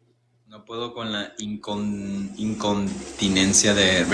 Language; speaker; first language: Spanish; early bilingual, heritage; English